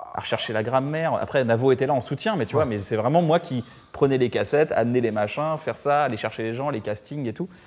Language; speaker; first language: French; native; French